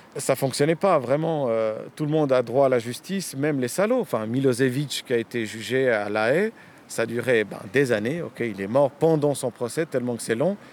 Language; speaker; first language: French; early bilingual, other home language; Romanian